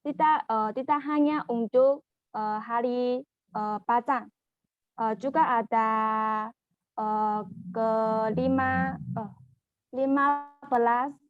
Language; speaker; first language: Indonesian; non-native, learner; Chinese